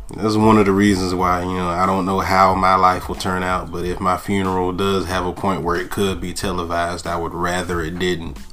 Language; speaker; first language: English; native; English